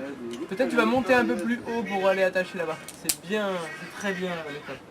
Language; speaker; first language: French; native; French